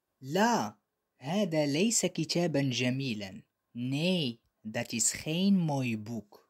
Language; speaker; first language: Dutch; non-native, fluent; Arabic